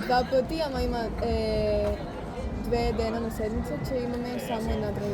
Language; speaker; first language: Bulgarian; early bilingual, heritage; Bulgarian